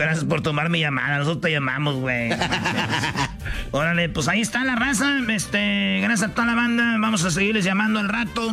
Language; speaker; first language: Spanish; native; Spanish